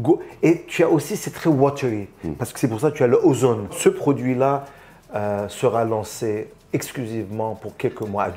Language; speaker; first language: French; non-native, fluent; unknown